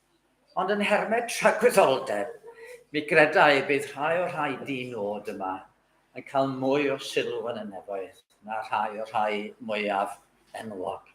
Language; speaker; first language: Welsh; native; Welsh